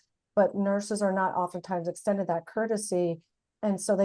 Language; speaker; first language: English; native; English